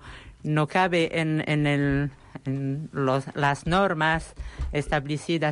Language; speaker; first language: Spanish; non-native, learner; Arabic